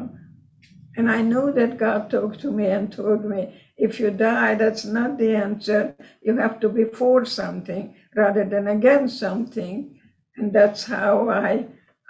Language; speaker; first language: English; non-native, fluent; Hungarian